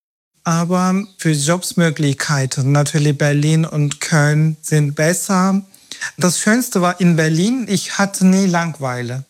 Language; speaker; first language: German; non-native, learner; Turkish